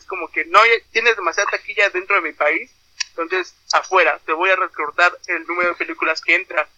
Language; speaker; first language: Spanish; native; Spanish